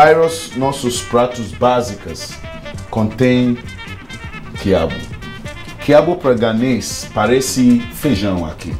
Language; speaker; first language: Portuguese; non-native, learner; Akan